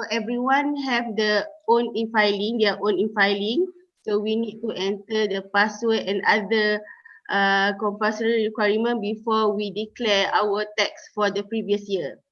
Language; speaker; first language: English; non-native, local second language; Malay